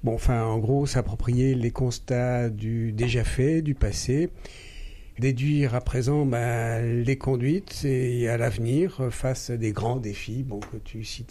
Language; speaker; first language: French; native; French